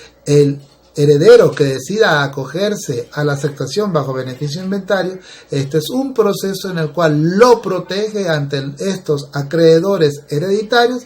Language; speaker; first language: Spanish; native; Spanish